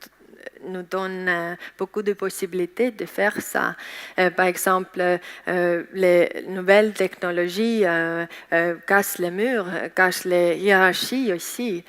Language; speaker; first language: French; non-native, learner; Estonian